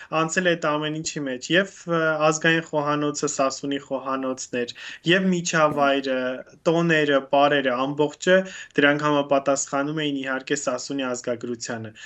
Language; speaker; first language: Armenian; native; Armenian